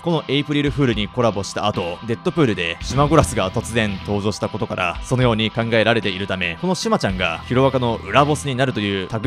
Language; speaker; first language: Japanese; native; Japanese